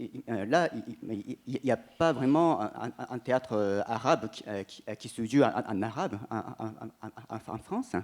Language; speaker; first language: French; non-native, fluent; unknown